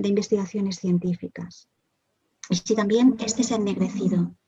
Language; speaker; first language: Spanish; native; Spanish